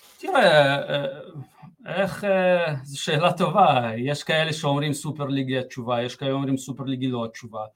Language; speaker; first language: Hebrew; early bilingual, other home language; Russian